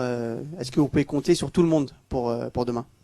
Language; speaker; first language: French; native; French